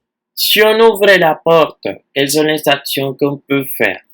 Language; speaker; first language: French; non-native, fluent; Spanish